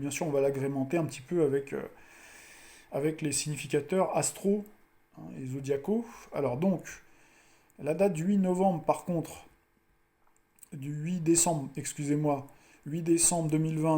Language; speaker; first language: French; native; French